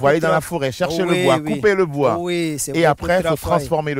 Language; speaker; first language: French; native; French